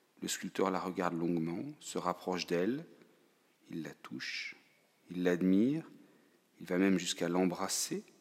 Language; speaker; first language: French; native; French